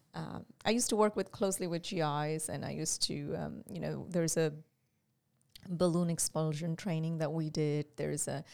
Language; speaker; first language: English; non-native, local second language; Gujarati